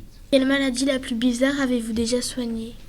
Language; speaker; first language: French; native; French